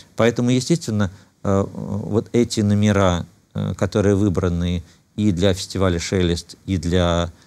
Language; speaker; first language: Russian; native; Russian